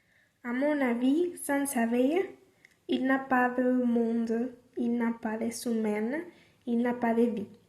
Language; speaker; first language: French; non-native, learner; Spanish